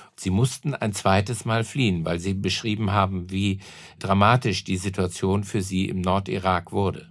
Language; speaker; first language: German; native; German